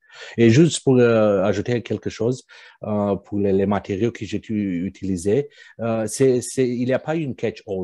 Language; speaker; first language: French; non-native, fluent; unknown